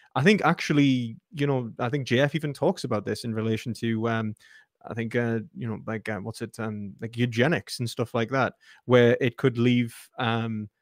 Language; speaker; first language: English; native; English